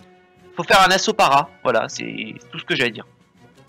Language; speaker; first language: French; native; French